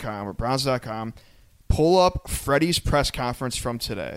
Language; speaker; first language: English; native; English